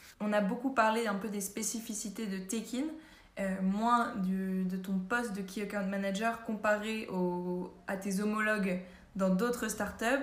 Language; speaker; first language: French; native; French